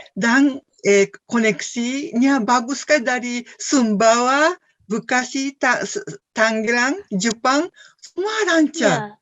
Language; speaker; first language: Indonesian; non-native, fluent; Japanese